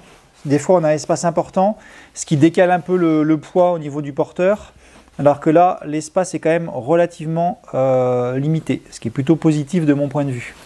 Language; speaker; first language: French; native; French